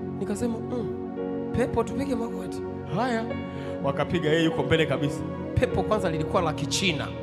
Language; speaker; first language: Swahili; native; Swahili